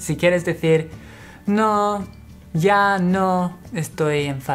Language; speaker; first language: Spanish; non-native, fluent; English